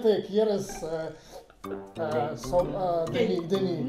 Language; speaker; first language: Spanish; non-native, learner; Russian